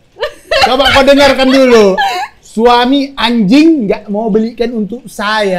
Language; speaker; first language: Indonesian; native; Indonesian